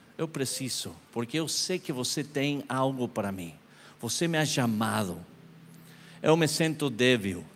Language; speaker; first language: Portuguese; non-native, learner; Spanish